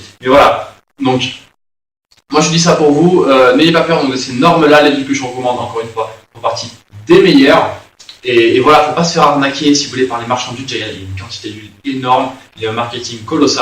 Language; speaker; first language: French; native; French